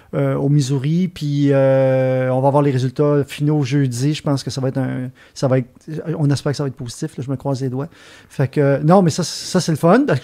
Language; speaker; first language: French; native; French